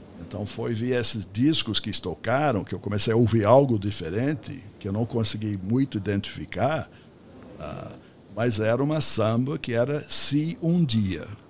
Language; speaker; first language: Portuguese; non-native, fluent; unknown